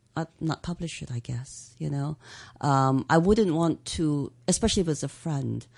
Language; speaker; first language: English; native; English